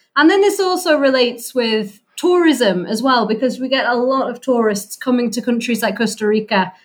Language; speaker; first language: English; native; English